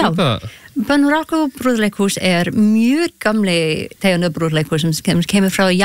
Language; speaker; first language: Icelandic; non-native, learner; English